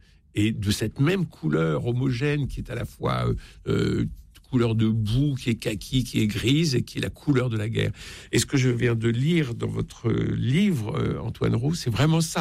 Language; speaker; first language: French; native; French